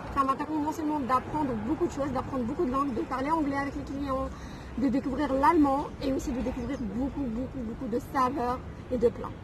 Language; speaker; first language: French; non-native, local second language; Arabic